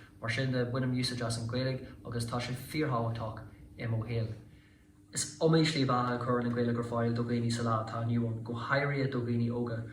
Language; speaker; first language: Irish; non-native, local second language; English